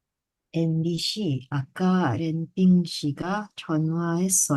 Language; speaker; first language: Korean; non-native, learner; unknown